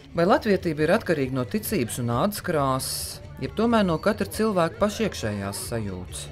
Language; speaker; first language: Latvian; native; Latvian